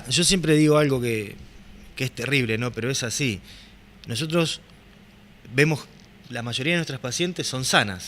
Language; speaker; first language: Spanish; native; Spanish